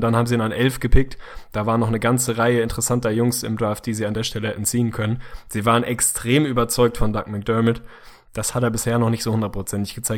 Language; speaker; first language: German; native; German